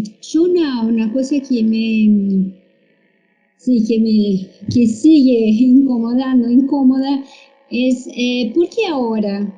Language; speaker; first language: Spanish; non-native, fluent; Portuguese